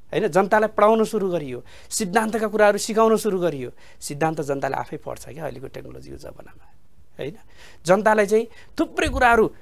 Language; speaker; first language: Nepali; native; Nepali